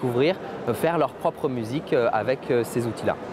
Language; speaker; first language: French; native; French